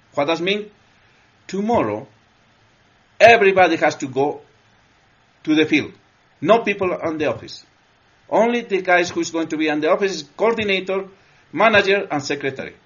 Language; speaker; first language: English; non-native, learner; Spanish